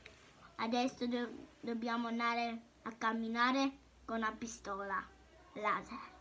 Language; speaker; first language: Italian; early bilingual, heritage; Italian